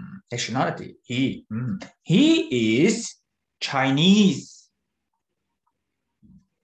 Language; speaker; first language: English; non-native, fluent; Turkish